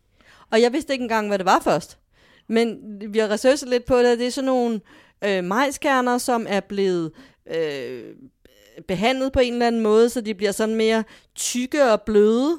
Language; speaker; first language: Danish; native; Danish